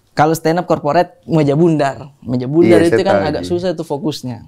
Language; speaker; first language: Indonesian; native; Indonesian